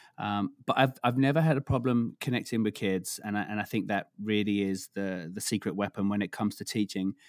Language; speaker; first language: English; native; English